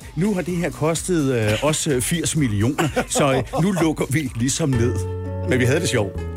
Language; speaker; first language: Danish; native; Danish